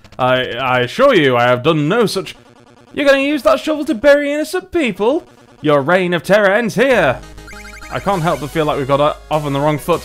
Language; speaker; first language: English; native; English